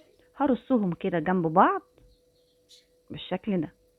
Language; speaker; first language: Arabic; native; Arabic